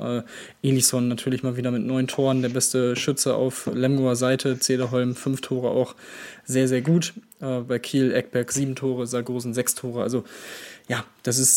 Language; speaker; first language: German; native; German